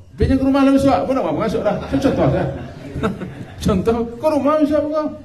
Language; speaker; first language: Malay; non-native, local second language; Minangkabau